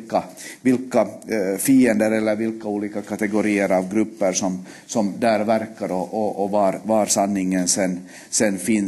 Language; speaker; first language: Swedish; native; Swedish